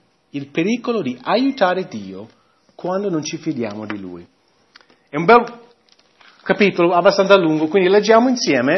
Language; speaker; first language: Italian; non-native, fluent; English